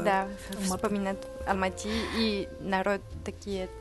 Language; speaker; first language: Russian; non-native, learner; French